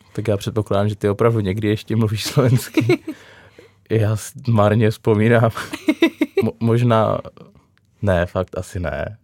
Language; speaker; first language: Czech; native; Czech